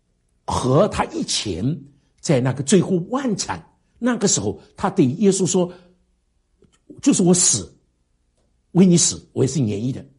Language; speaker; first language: Chinese; native; Chinese